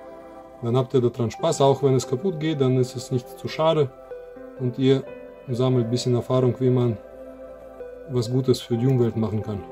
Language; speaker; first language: German; non-native, fluent; Russian